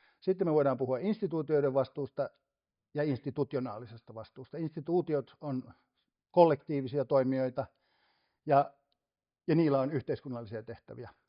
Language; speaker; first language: Finnish; native; Finnish